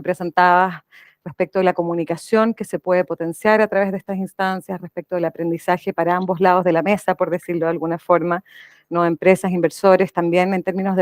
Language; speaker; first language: Spanish; native; Spanish